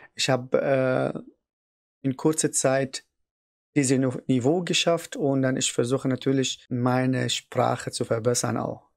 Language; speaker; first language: German; non-native, learner; Arabic